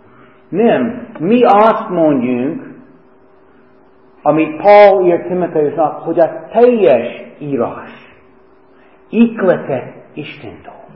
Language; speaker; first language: Hungarian; non-native, fluent; English